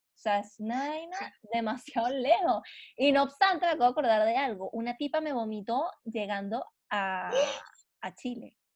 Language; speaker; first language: Spanish; native; Spanish